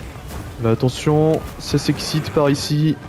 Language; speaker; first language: French; native; French